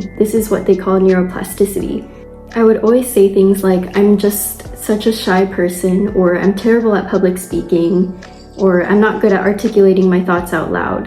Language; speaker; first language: English; native; English